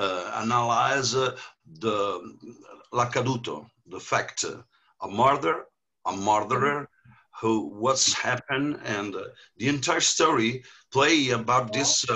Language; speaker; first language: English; non-native, learner; Italian